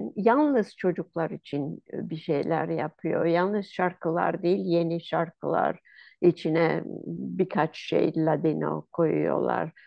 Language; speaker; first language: Turkish; non-native, local second language; Ladino